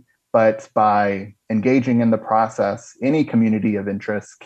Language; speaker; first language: English; native; English